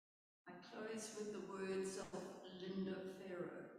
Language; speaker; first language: English; native; English